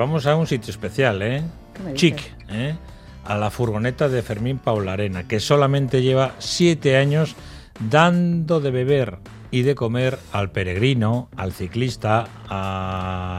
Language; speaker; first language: Spanish; native; Spanish